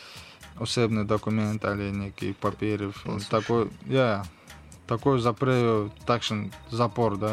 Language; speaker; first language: Slovenian; non-native, learner; Russian